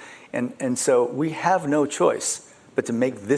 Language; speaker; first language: English; early bilingual, other home language; Korean